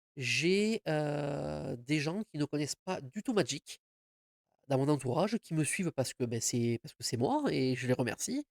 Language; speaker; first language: French; native; French